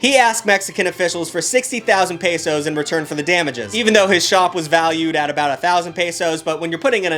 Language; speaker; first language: English; native; English